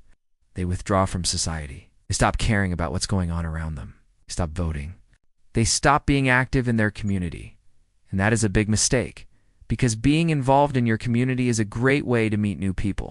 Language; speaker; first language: English; native; English